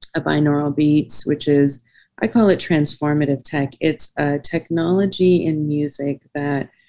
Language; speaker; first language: English; native; English